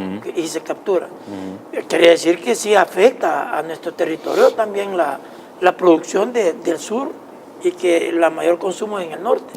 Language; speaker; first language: Spanish; native; Spanish